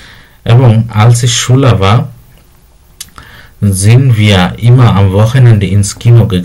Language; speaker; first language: German; non-native, learner; Bangla